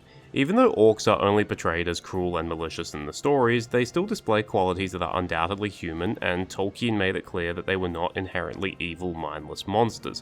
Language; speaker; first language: English; native; English